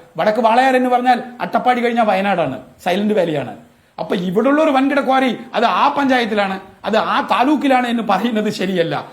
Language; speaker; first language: Malayalam; non-native, local second language; Tamil